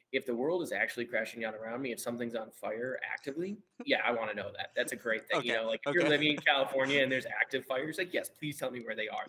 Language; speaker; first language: English; native; English